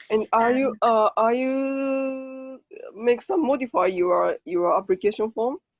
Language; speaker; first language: English; non-native, learner; Japanese